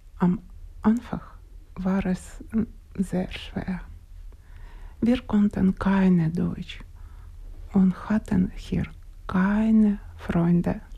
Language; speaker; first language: German; non-native, learner; Russian